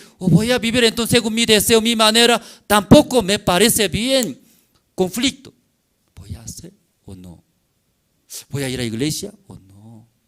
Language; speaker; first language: Spanish; non-native, learner; Korean